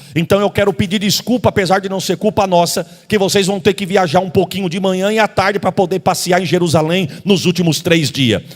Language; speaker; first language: Portuguese; native; Portuguese